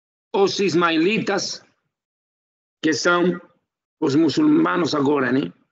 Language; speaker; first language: Portuguese; non-native, fluent; Spanish